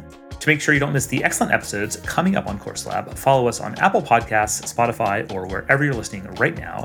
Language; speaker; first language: English; native; English